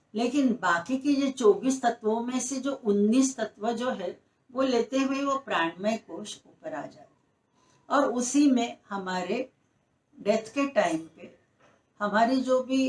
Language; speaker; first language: Hindi; non-native, local second language; Marathi